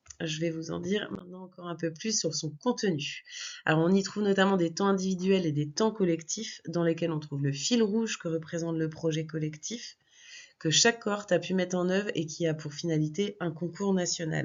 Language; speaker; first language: French; native; French